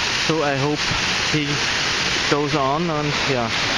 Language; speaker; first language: English; non-native, learner; German